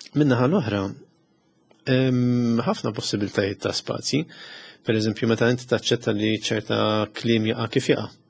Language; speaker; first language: Maltese; native; Maltese